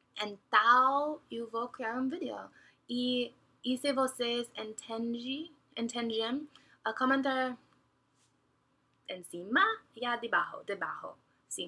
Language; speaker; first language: Portuguese; non-native, learner; English